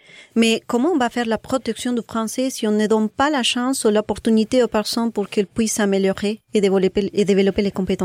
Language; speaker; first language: French; non-native, fluent; Spanish